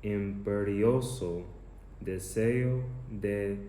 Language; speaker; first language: Spanish; non-native, learner; English